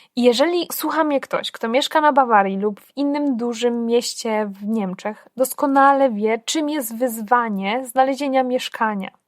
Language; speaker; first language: Polish; native; Polish